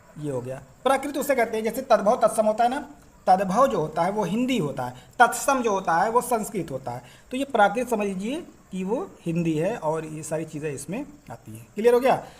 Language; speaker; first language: Hindi; native; Hindi